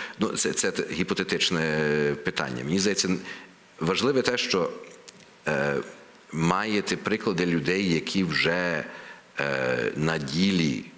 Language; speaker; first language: Ukrainian; early bilingual, heritage; Ukrainian